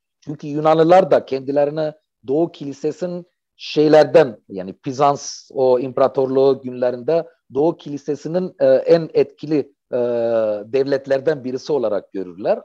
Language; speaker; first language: Turkish; non-native, fluent; Arabic